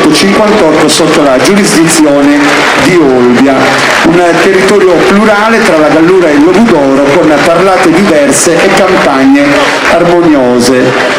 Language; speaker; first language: Italian; native; Italian